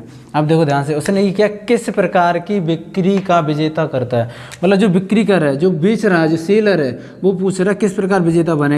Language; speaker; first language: Hindi; native; Hindi